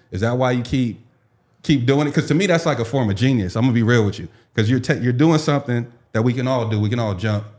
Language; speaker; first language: English; native; English